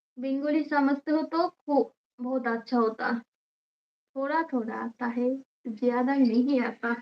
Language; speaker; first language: Hindi; non-native, learner; Bangla